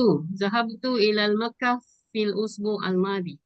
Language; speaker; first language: Arabic; non-native, learner; Malay